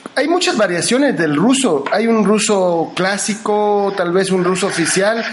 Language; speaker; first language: Spanish; native; Spanish